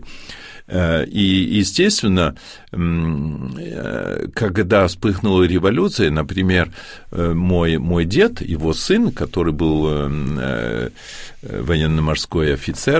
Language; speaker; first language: Russian; early bilingual, heritage; Russian